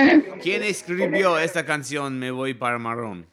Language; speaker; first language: Spanish; non-native, learner; English